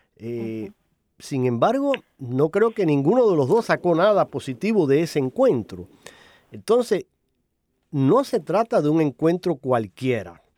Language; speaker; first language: Spanish; native; Spanish